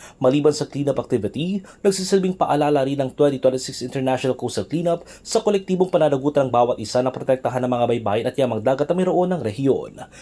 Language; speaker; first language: Filipino; non-native, local second language; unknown